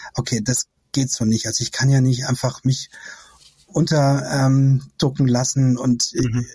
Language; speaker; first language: German; native; German